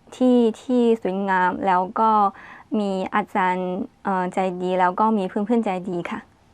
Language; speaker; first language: Thai; non-native, learner; Chinese